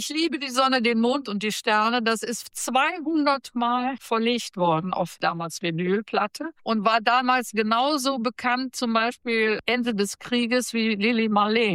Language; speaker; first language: German; native; German